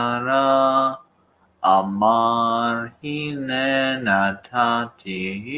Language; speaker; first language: Hebrew; non-native, learner; English